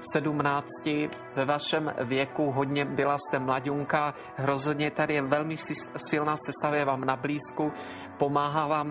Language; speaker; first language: Czech; native; Czech